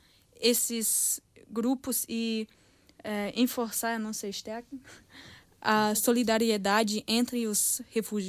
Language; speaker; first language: Portuguese; early bilingual, heritage; Portuguese